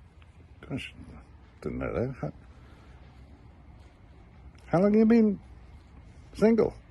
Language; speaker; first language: English; native; English